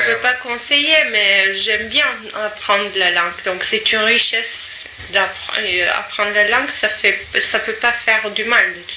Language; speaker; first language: French; non-native, fluent; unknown